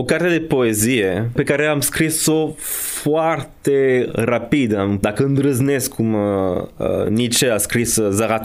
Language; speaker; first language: Romanian; non-native, fluent; French